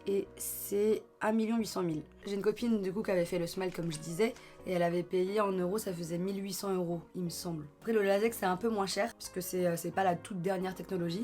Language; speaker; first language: French; native; French